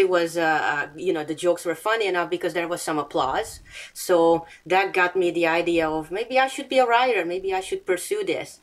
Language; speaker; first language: English; non-native, fluent; Hungarian